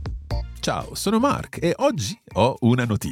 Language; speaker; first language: Italian; non-native, fluent; English